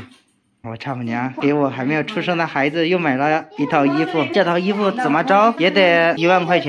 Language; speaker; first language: Chinese; native; Chinese